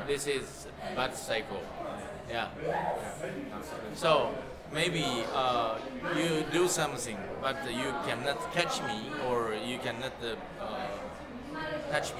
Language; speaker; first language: English; non-native, learner; Japanese